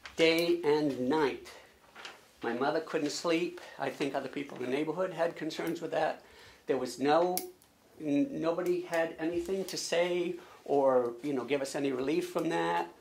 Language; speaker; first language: English; native; English